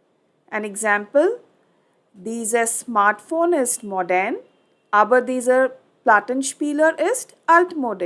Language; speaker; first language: German; non-native, fluent; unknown